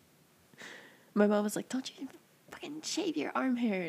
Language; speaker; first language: English; native; English